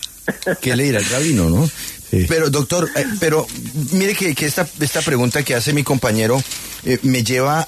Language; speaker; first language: Spanish; native; Spanish